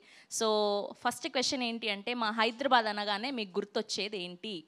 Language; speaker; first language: Telugu; native; Telugu